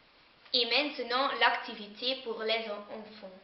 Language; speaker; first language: French; non-native, learner; Dutch